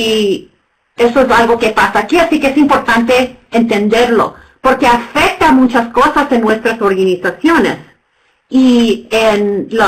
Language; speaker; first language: Spanish; non-native, fluent; English